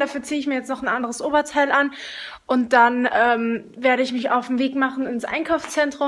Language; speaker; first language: German; native; German